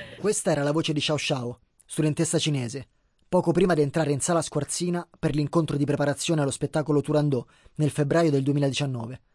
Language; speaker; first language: Italian; native; Italian